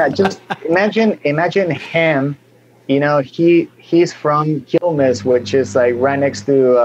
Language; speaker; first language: English; non-native, fluent; Spanish